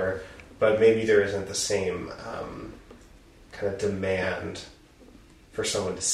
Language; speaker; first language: English; native; English